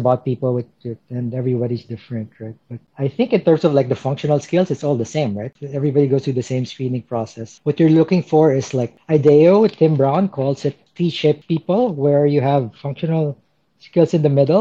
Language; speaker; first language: English; non-native, local second language; Filipino